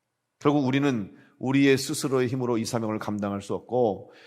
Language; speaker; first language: Korean; native; Korean